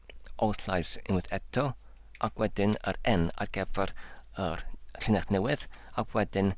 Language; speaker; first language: Welsh; non-native, learner; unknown